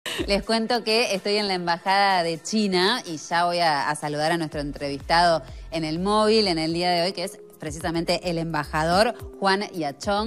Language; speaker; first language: Spanish; native; Spanish